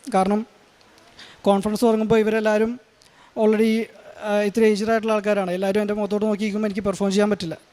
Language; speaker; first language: Malayalam; native; Malayalam